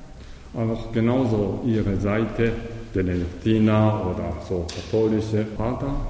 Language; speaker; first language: German; non-native, learner; Japanese